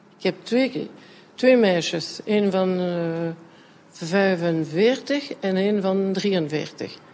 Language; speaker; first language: Dutch; non-native, local second language; French